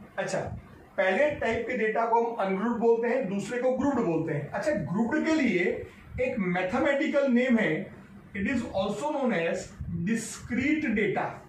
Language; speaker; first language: Hindi; native; Hindi